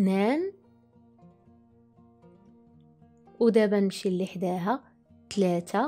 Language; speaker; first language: Arabic; native; Arabic